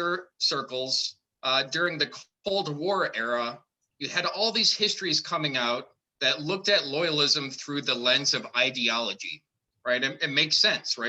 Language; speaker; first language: English; native; English